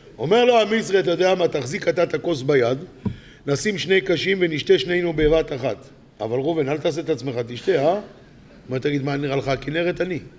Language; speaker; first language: Hebrew; native; Hebrew